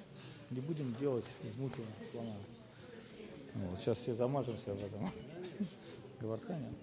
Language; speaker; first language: Russian; native; Russian